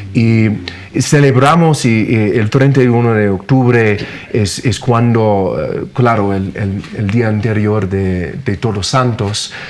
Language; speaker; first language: Spanish; non-native, fluent; English